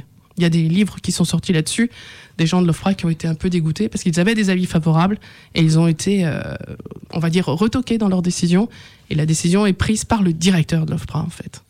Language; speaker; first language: French; native; French